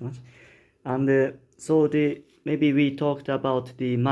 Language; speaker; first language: English; non-native, learner; Japanese